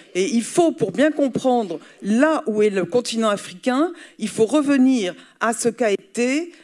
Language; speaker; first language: French; native; French